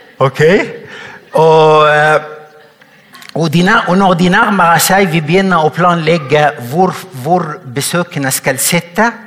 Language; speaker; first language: Norwegian; non-native, fluent; Arabic